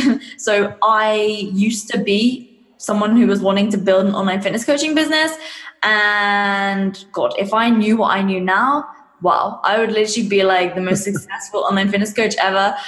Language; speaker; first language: English; native; English